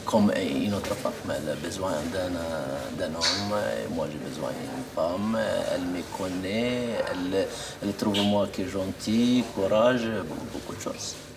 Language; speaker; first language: French; non-native, learner; Arabic